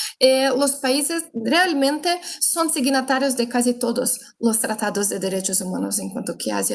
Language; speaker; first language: Spanish; non-native, fluent; Portuguese